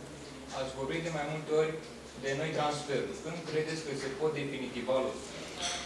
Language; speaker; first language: Romanian; native; Romanian